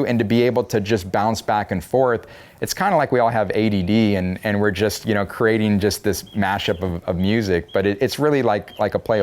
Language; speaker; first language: English; native; English